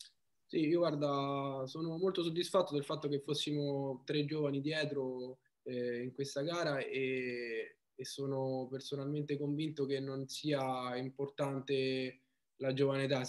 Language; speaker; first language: Italian; native; Italian